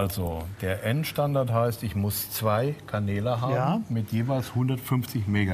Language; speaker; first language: German; native; German